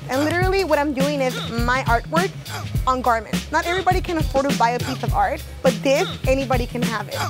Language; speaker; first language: English; native; English